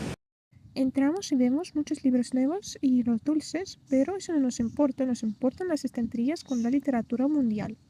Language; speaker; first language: Spanish; non-native, fluent; Russian